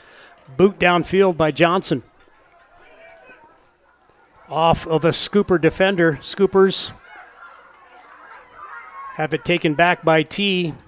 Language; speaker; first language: English; native; English